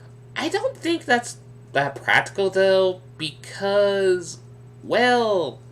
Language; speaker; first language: English; native; English